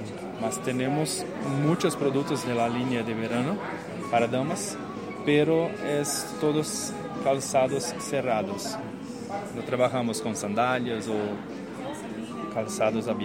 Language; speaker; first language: Spanish; non-native, learner; Portuguese